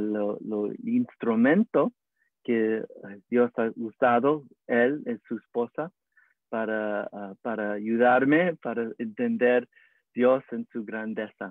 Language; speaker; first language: Spanish; early bilingual, heritage; English